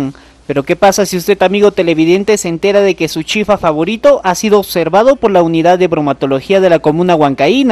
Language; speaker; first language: Spanish; native; Spanish